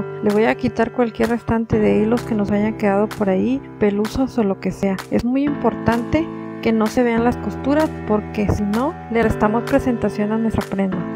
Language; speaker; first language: Spanish; native; Spanish